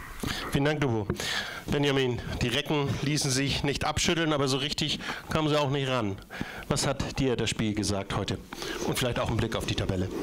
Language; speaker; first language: German; native; German